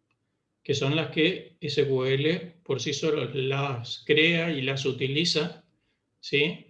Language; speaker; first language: Spanish; native; Spanish